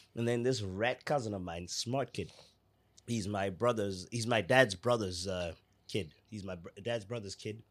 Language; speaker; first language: English; non-native, local second language; Shona